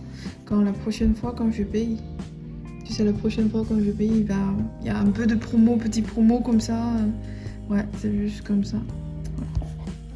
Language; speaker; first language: French; non-native, learner; Chinese